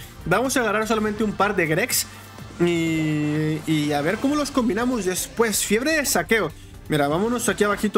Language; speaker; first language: Spanish; native; Spanish